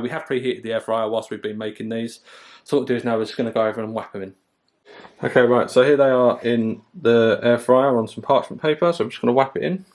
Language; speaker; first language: English; native; English